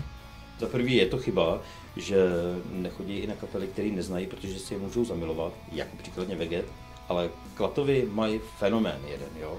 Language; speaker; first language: Czech; native; Czech